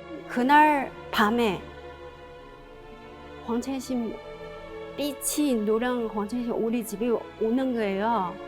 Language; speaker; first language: Korean; non-native, learner; Chinese